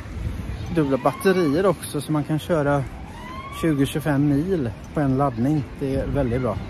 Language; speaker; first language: Swedish; native; Swedish